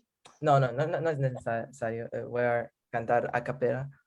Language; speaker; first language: Spanish; non-native, learner; English